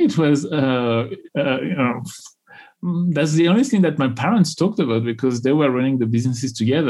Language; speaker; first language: English; non-native, fluent; French